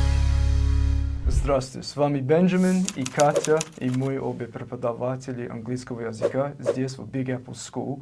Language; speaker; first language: Russian; non-native, fluent; English